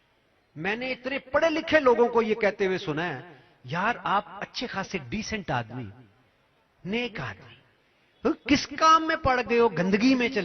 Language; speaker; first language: Urdu; native; Urdu